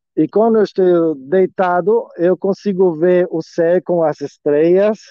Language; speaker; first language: Portuguese; non-native, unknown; German